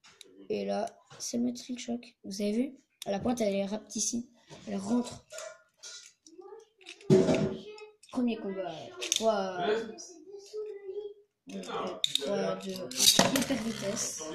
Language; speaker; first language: French; native; French